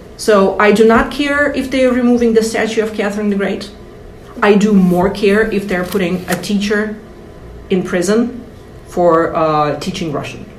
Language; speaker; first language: English; non-native, fluent; Russian